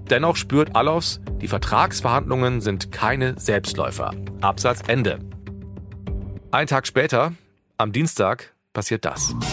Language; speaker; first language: German; native; German